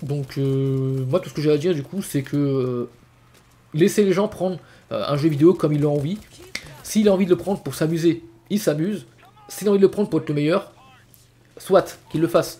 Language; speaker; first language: French; native; French